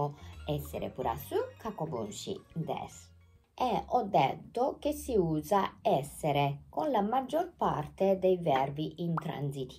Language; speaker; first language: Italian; non-native, fluent; Japanese